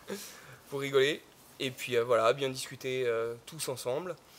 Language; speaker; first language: French; native; French